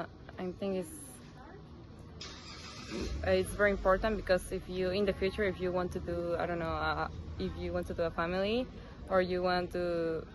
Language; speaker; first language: English; non-native, fluent; Spanish